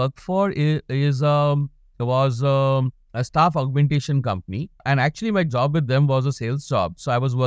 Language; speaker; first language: English; non-native, local second language; Hindi